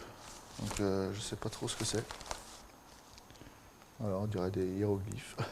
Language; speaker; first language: French; native; French